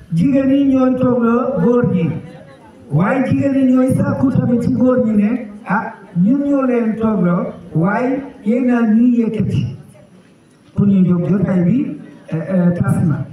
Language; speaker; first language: Wolof; non-native, local second language; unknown